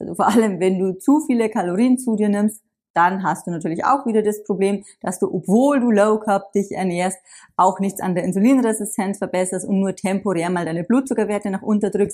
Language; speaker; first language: German; native; German